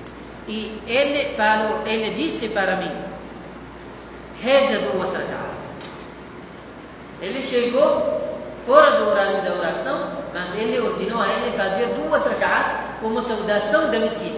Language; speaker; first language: Portuguese; non-native, fluent; Arabic